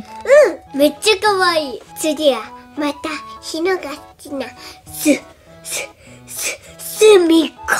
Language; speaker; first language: Japanese; native; Japanese